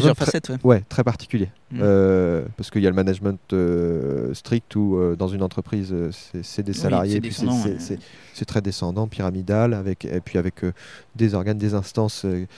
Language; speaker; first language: French; native; French